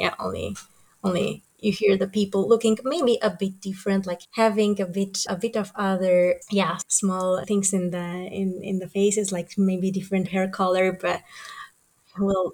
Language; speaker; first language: English; non-native, fluent; Romanian